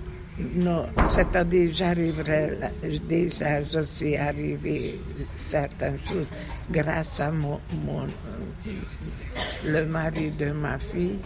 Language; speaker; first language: French; non-native, fluent; Hungarian